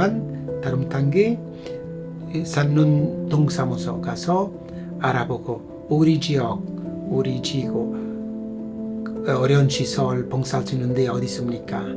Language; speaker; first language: Korean; non-native, fluent; Italian